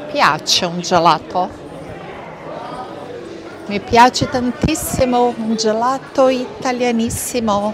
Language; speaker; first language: Italian; non-native, learner; Portuguese